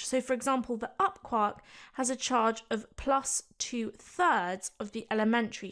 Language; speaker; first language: English; native; English